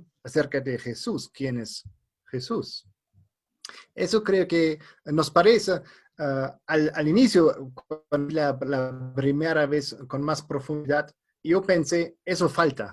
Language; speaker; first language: Spanish; non-native, fluent; German